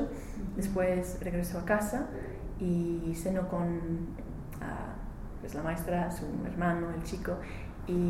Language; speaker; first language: Spanish; non-native, learner; English